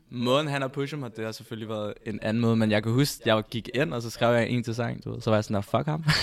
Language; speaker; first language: Danish; early bilingual, other home language; Spanish